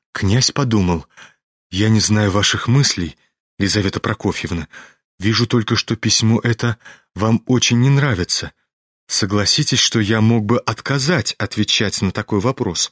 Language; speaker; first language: Russian; native; Russian